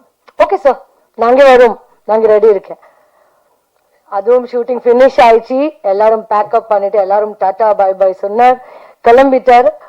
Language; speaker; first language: Tamil; non-native, learner; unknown